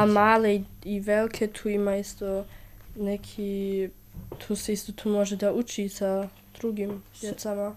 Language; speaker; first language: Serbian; early bilingual, heritage; Serbian